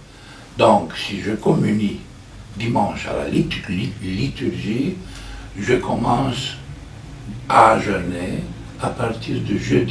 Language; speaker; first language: French; non-native, fluent; Romanian